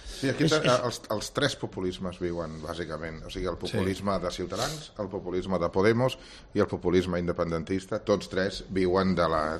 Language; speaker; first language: Catalan; native; Catalan